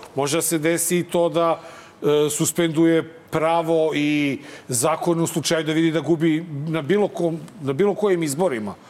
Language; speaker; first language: Serbian; native; Serbian